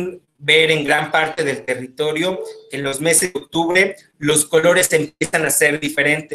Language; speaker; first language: Spanish; native; Spanish